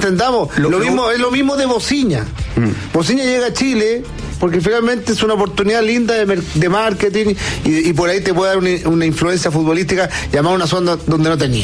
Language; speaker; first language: Spanish; native; Spanish